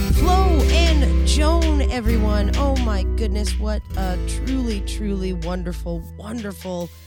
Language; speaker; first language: English; native; English